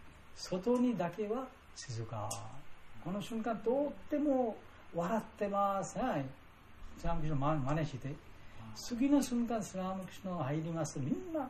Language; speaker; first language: Japanese; non-native, learner; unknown